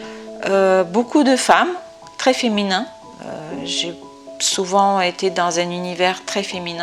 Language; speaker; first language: French; non-native, fluent; Bulgarian